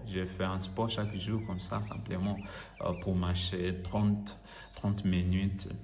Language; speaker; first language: French; non-native, learner; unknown